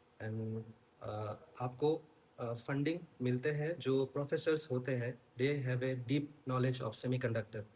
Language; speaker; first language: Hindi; non-native, local second language; Assamese